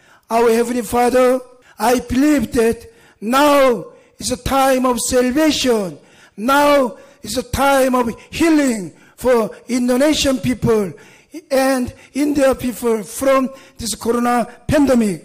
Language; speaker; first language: English; non-native, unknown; Korean